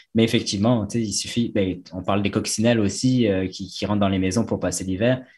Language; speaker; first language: French; native; French